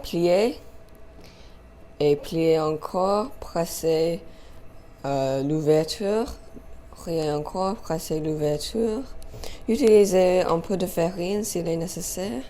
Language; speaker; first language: French; non-native, learner; English